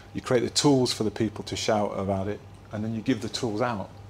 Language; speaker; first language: English; native; English